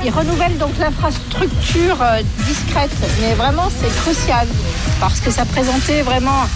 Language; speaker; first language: French; native; French